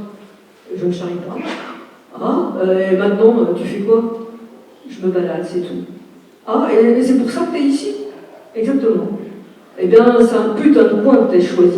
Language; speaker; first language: French; native; French